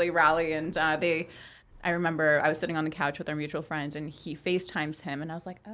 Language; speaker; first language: English; non-native, fluent; Polish